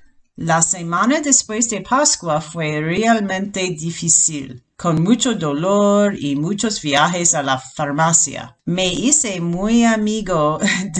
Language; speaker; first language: Spanish; non-native, fluent; English